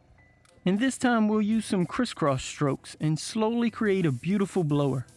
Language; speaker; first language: English; native; English